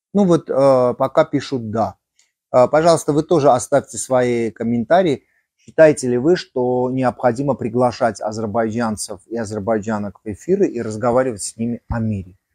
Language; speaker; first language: Russian; non-native, local second language; Armenian